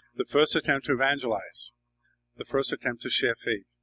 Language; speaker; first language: English; native; English